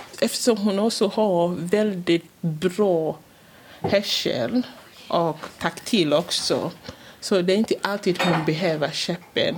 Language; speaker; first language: Swedish; non-native, fluent; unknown